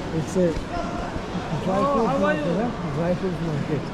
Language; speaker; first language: English; non-native, local second language; Bangla